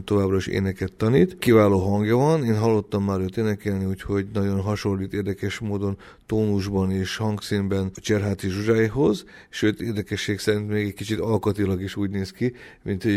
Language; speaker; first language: Hungarian; native; Hungarian